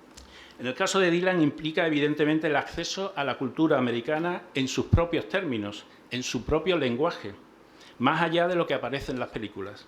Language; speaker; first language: Spanish; native; Spanish